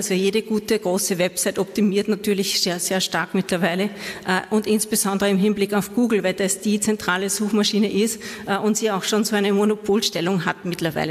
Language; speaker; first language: German; native; German